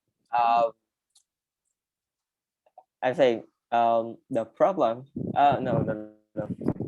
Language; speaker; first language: English; non-native, learner; Vietnamese